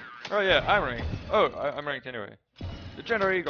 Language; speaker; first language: English; non-native, fluent; French